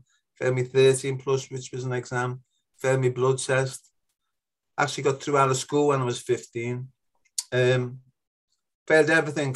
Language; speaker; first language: English; native; English